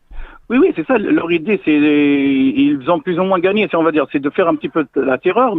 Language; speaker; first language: French; non-native, local second language; Arabic